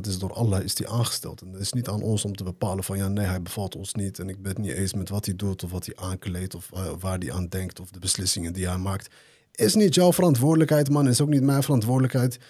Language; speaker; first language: Dutch; early bilingual, other home language; Arabic